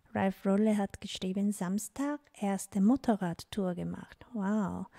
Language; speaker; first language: German; non-native, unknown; Korean